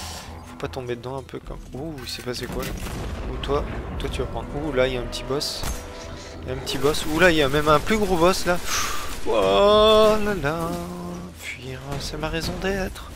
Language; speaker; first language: French; native; French